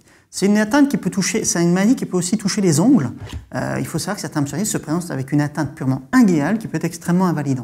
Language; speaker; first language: French; native; French